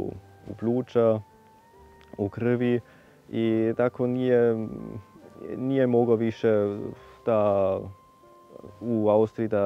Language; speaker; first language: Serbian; non-native, fluent; German